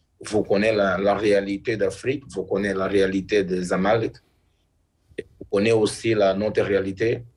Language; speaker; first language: French; non-native, learner; Portuguese